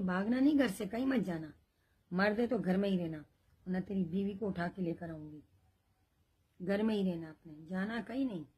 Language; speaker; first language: Urdu; non-native, local second language; Punjabi